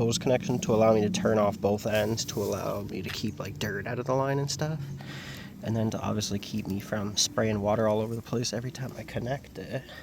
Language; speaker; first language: English; native; English